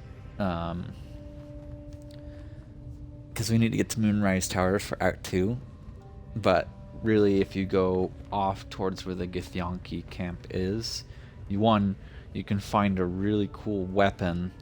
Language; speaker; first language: English; native; English